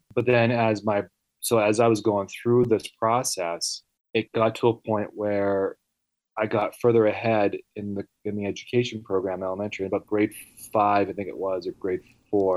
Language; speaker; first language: English; early bilingual, other home language; Italian